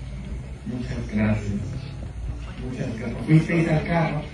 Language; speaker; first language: Spanish; non-native, fluent; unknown